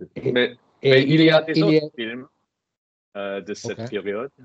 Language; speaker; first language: French; non-native, learner; English